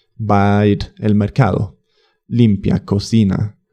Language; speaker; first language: Spanish; non-native, fluent; English